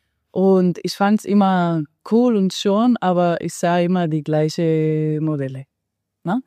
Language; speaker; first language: German; non-native, fluent; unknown